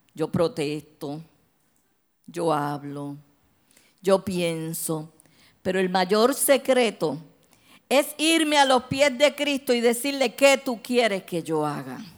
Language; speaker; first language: Spanish; native; Spanish